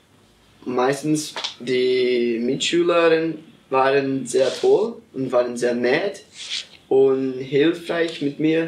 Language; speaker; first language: German; non-native, learner; Portuguese